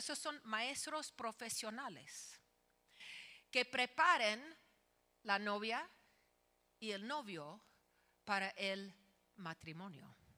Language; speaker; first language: Spanish; non-native, fluent; English